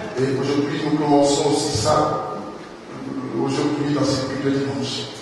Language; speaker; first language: French; non-native, local second language; Lingala